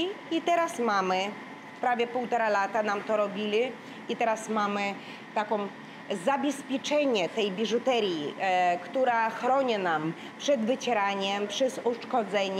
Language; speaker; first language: Polish; non-native, learner; Russian